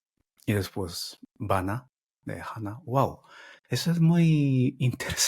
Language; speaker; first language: Spanish; non-native, fluent; Japanese